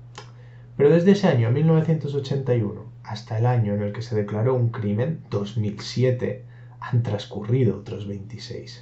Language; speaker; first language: Spanish; native; Spanish